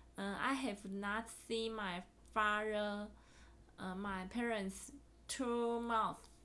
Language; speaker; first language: English; non-native, learner; Chinese